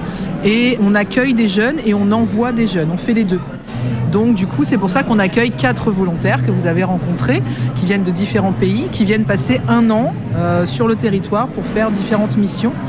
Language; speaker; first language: French; native; French